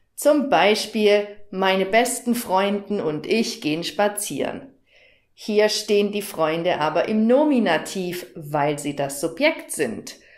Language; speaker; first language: German; native; German